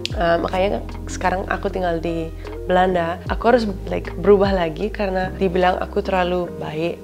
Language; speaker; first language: Indonesian; early bilingual, other home language; Dutch